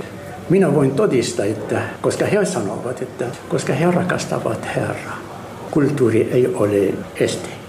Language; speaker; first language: Finnish; non-native, fluent; Arabic